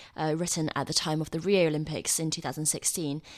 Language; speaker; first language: English; non-native, fluent; Chinese